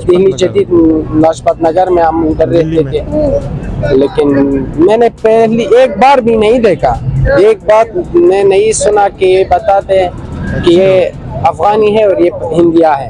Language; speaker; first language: Hindi; non-native, local second language; Pashto